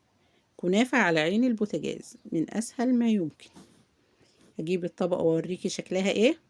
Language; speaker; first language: Arabic; native; Arabic